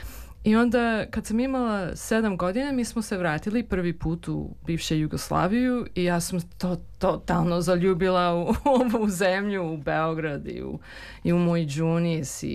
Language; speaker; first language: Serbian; early bilingual, heritage; Serbian